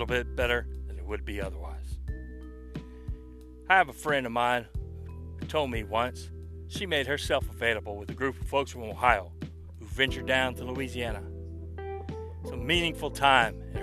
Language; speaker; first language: English; native; English